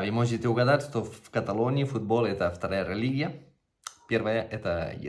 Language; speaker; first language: Russian; non-native, fluent; Catalan